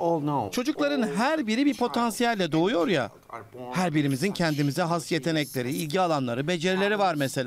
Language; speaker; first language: Turkish; native; Turkish